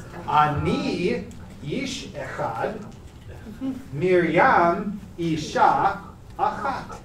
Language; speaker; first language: Hebrew; non-native, fluent; English